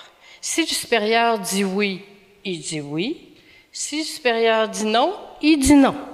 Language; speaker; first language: French; native; French